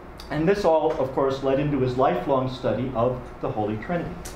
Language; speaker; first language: English; native; English